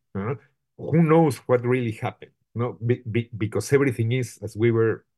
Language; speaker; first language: English; non-native, fluent; Spanish